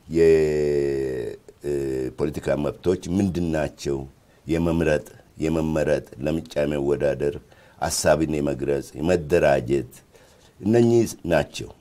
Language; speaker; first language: Amharic; non-native, local second language; Oromo